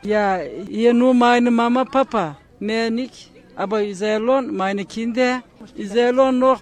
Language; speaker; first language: German; non-native, learner; Turkish